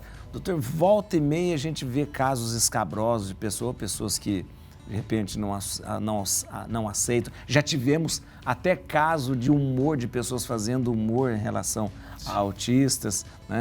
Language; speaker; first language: Portuguese; native; Portuguese